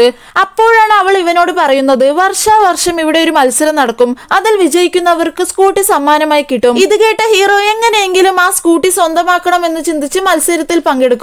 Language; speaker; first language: Malayalam; native; Malayalam